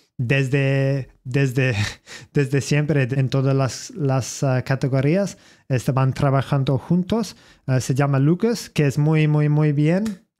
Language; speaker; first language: Spanish; non-native, learner; English